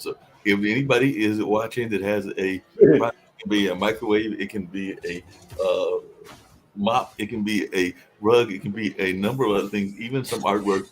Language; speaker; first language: English; native; English